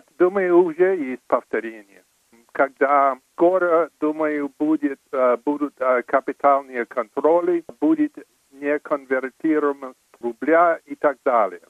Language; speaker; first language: Russian; non-native, fluent; English